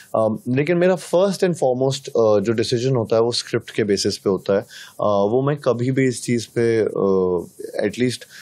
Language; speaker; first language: Hindi; native; Hindi